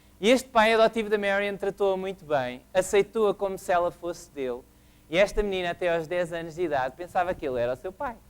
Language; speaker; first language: Portuguese; native; Portuguese